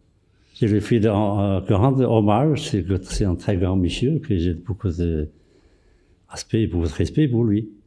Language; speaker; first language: French; non-native, fluent; Chinese